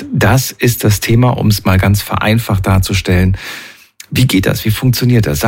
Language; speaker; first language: German; native; German